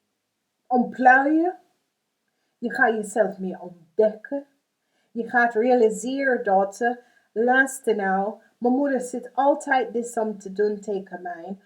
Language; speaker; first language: Dutch; non-native, fluent; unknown